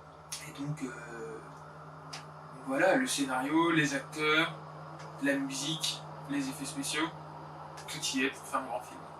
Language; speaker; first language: French; native; French